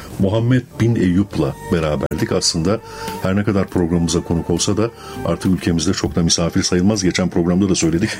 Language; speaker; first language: Turkish; native; Turkish